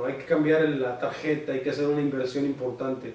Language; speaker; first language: Spanish; native; Spanish